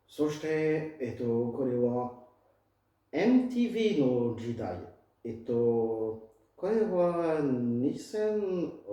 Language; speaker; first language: Japanese; non-native, fluent; French